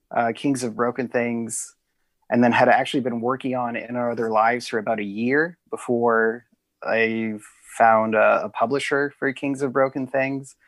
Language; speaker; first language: English; native; English